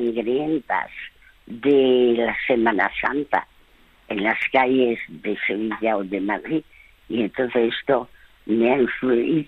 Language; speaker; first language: Spanish; early bilingual, other home language; French